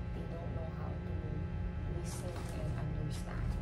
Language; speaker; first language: English; non-native, local second language; Filipino